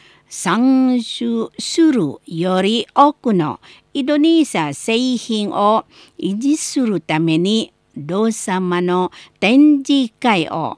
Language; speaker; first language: Japanese; non-native, learner; Indonesian